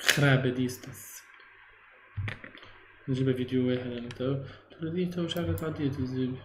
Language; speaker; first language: Arabic; native; Arabic